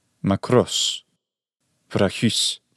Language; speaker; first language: Greek; non-native, fluent; English